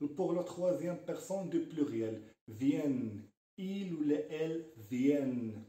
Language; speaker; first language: French; non-native, local second language; Arabic